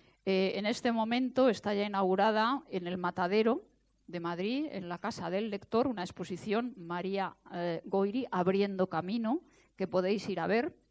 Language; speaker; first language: Spanish; native; Spanish